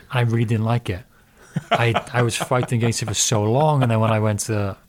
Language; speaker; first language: English; native; English